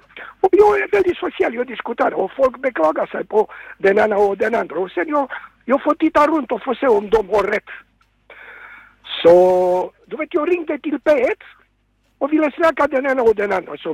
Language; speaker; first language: Swedish; non-native, fluent; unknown